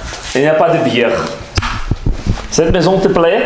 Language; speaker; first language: French; non-native, learner; Russian